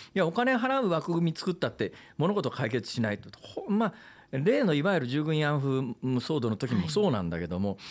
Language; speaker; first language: Japanese; native; Japanese